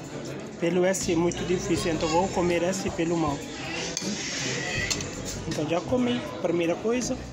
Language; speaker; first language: Portuguese; non-native, learner; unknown